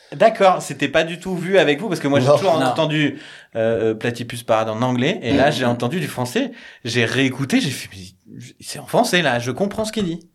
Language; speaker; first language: French; native; French